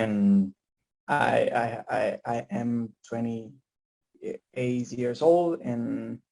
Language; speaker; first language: English; non-native, learner; Spanish